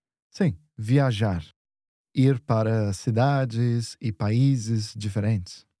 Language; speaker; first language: Portuguese; native; Portuguese